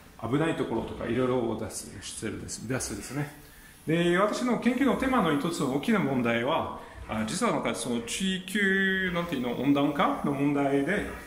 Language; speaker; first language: Japanese; non-native, fluent; French